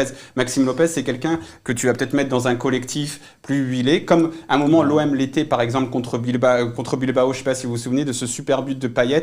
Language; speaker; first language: French; native; French